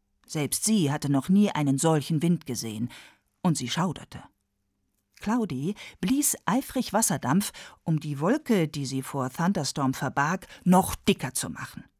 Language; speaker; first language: German; native; German